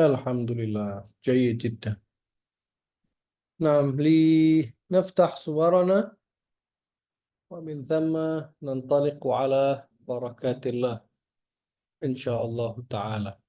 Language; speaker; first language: Arabic; non-native, fluent; Indonesian